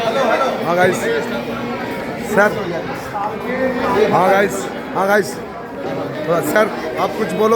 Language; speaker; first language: Hindi; non-native, local second language; Bangla